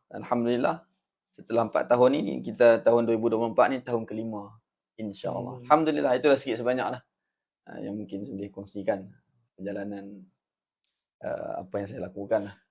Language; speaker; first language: Malay; native; Malay